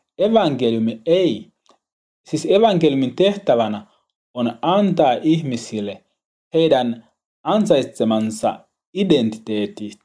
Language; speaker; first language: Finnish; non-native, learner; Swahili